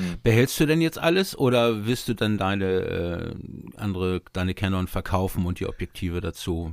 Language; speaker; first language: German; native; German